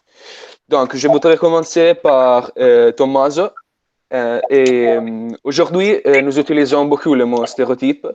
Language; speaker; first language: French; non-native, fluent; Italian